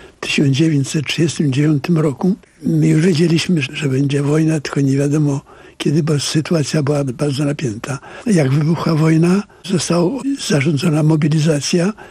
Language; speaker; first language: Polish; native; Polish